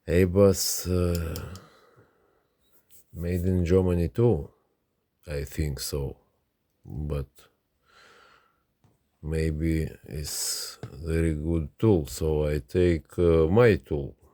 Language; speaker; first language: English; non-native, learner; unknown